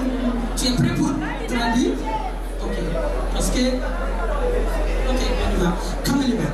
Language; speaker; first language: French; non-native, local second language; Bambara